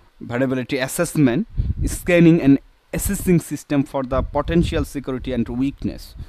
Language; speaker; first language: English; non-native, local second language; Bangla